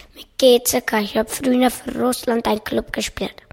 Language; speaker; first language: German; early bilingual, other home language; Russian